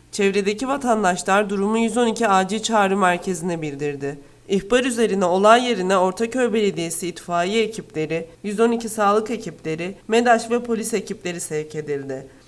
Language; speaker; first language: Turkish; native; Turkish